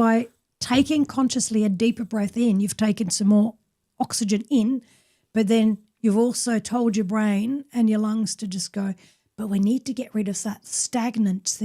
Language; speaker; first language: English; native; English